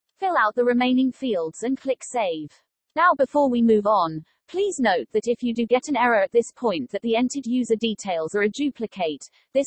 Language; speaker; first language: English; native; English